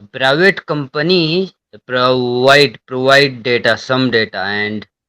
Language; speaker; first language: English; non-native, learner; Hindi